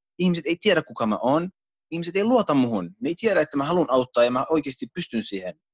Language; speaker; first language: Finnish; early bilingual, other home language; Arabic